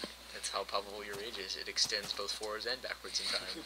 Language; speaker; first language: English; native; English